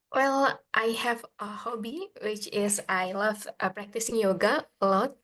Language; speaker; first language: English; non-native, learner; Indonesian